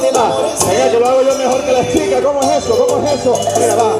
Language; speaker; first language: Spanish; native; Spanish